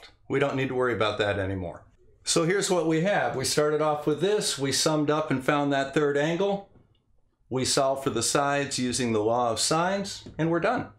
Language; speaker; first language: English; native; English